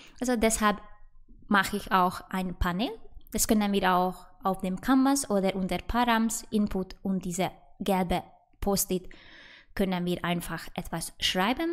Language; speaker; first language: German; non-native, fluent; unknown